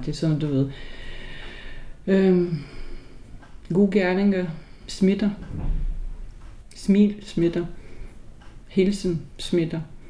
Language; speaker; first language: Danish; non-native, fluent; Lithuanian